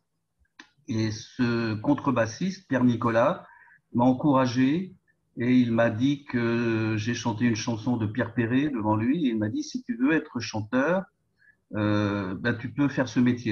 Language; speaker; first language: French; native; French